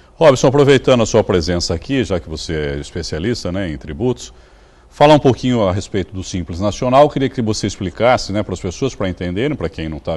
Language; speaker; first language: Portuguese; native; Portuguese